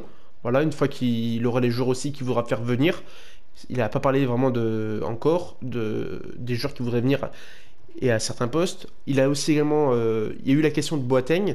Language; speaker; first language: French; native; French